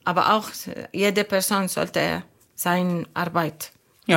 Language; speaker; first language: German; non-native, learner; Arabic